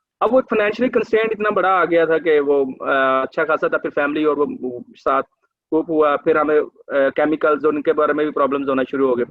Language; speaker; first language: Urdu; non-native, local second language; Punjabi